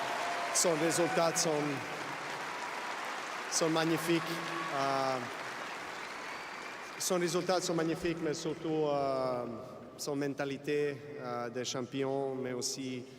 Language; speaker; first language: French; non-native, fluent; Serbian